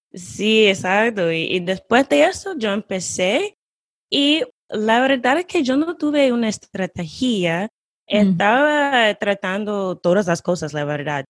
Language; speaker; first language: Spanish; non-native, fluent; English